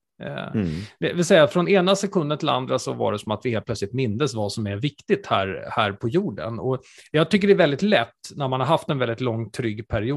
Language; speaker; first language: Swedish; native; Swedish